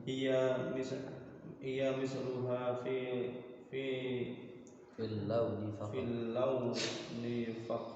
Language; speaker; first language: Arabic; non-native, learner; Indonesian